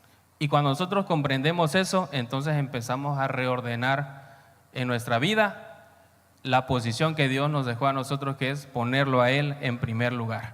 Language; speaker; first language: Spanish; native; Spanish